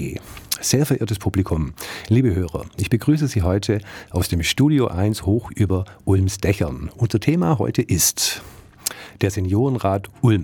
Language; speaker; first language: German; native; German